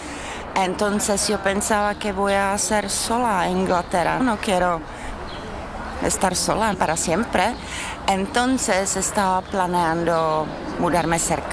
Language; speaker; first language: Spanish; non-native, learner; Czech